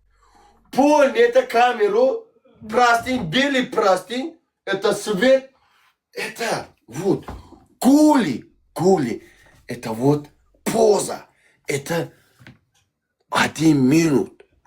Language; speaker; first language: Russian; non-native, learner; Turkmen